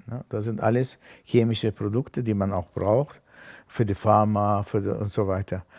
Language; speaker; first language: German; non-native, fluent; Armenian